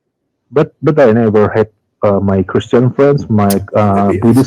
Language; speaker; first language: English; non-native, learner; Indonesian